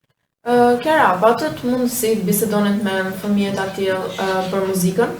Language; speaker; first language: Albanian; native; Albanian